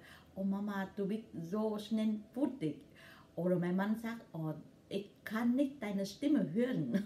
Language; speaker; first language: German; non-native, learner; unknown